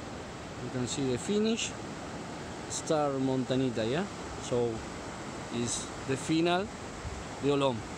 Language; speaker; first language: English; non-native, learner; Spanish